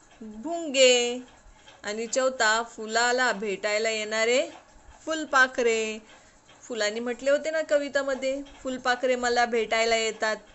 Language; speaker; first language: Marathi; non-native, local second language; Urdu